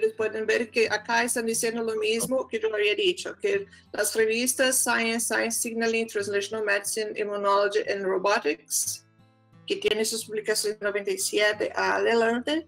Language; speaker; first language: Spanish; non-native, fluent; Portuguese